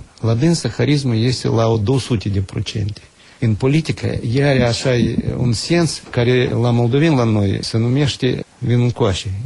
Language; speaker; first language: Romanian; native; Romanian